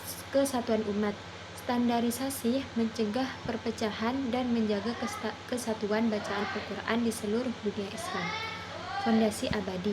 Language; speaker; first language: Indonesian; non-native, local second language; Madurese